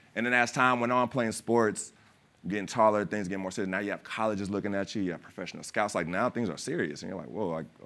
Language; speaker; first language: English; native; English